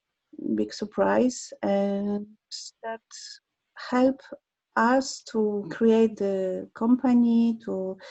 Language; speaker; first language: English; non-native, learner; Polish